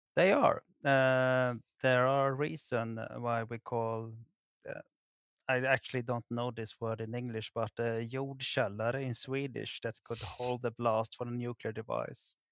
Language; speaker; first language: English; non-native, fluent; Swedish